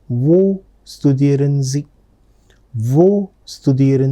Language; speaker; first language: German; non-native, fluent; Telugu